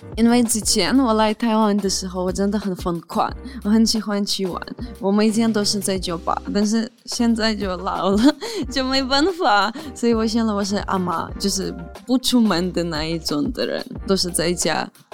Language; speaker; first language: Chinese; non-native, fluent; Ukrainian